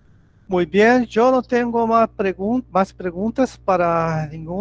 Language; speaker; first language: Spanish; non-native, learner; Portuguese